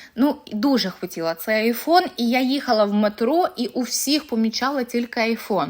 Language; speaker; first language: Ukrainian; non-native, local second language; Russian